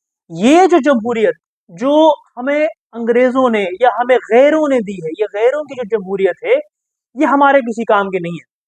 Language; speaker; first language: Urdu; native; Urdu